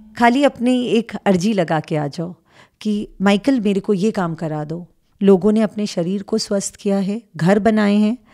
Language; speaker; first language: Hindi; native; Hindi